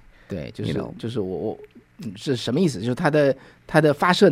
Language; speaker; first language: Chinese; native; Chinese